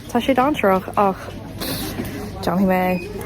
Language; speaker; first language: Irish; non-native, local second language; English